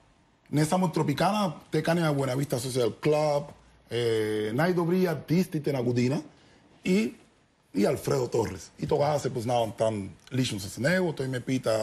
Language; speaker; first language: Bulgarian; non-native, learner; Spanish